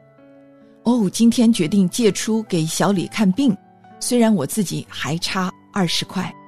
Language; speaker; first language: Chinese; native; Chinese